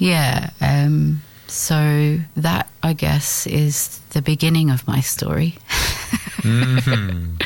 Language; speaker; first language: English; native; English